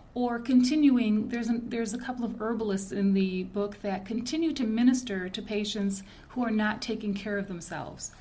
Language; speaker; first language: English; native; English